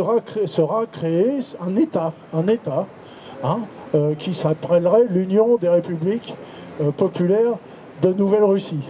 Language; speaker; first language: French; native; French